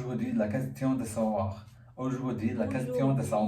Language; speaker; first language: French; non-native, learner; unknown